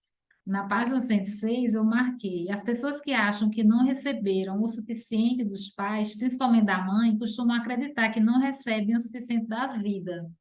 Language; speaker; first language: Portuguese; native; Portuguese